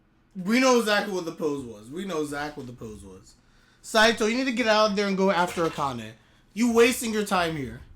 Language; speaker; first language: English; native; English